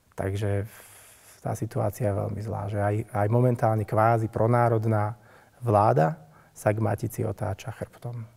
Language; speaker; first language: Slovak; native; Slovak